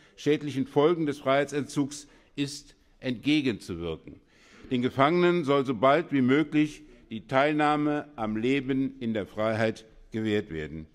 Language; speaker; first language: German; native; German